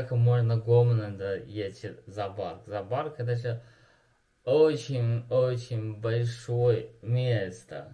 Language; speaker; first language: Russian; non-native, learner; Chinese